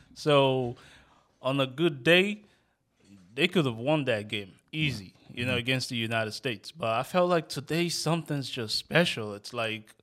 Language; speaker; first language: English; non-native, local second language; Yoruba